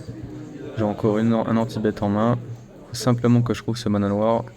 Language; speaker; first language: French; native; French